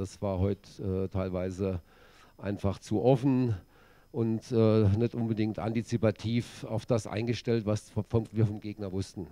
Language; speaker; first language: German; native; German